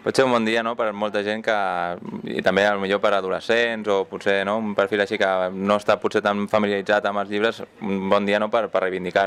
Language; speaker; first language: Catalan; native; Catalan